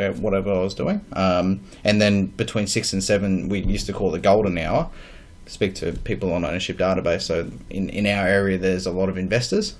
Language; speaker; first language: English; native; English